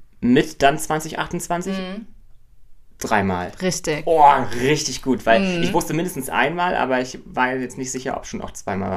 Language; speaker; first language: German; native; German